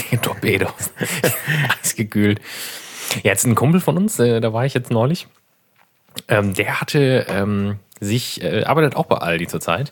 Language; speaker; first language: German; native; German